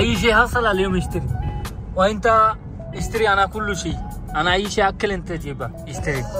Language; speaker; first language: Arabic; non-native, learner; Bangla